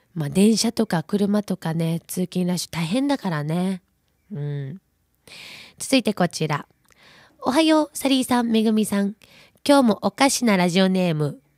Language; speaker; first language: Japanese; native; Japanese